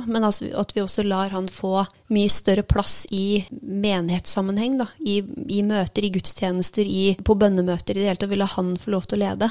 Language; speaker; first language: Norwegian; native; Norwegian